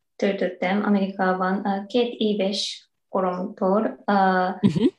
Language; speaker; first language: Hungarian; non-native, fluent; Japanese